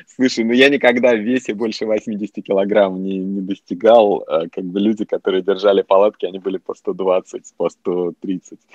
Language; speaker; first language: Russian; native; Russian